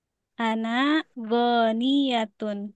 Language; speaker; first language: Arabic; non-native, learner; Indonesian